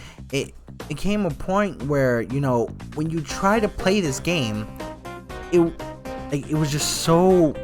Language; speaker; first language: English; native; English